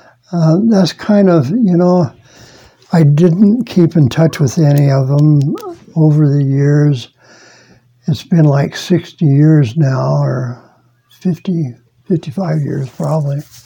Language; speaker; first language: English; native; English